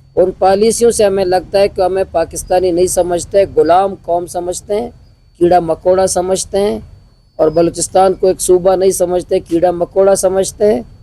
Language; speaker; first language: Urdu; non-native, local second language; Baluchi